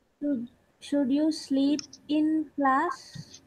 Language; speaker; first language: English; non-native, local second language; Telugu